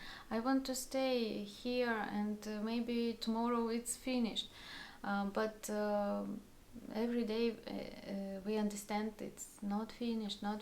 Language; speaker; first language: English; non-native, learner; Russian